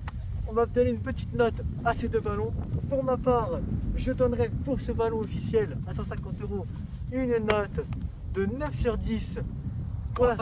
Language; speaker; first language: French; native; French